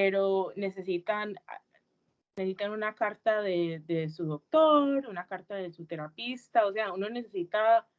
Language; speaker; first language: Spanish; early bilingual, heritage; English